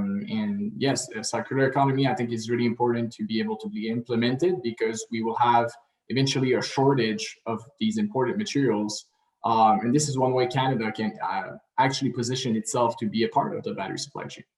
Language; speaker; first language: English; non-native, local second language; French